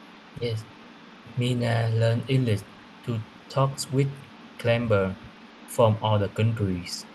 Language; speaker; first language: English; non-native, learner; Vietnamese